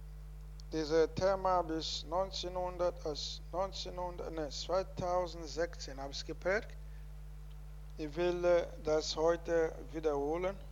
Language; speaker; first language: German; non-native, learner; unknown